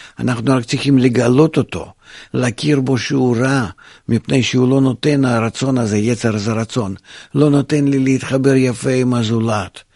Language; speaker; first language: Hebrew; non-native, fluent; Russian